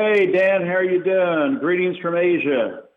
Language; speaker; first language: English; native; English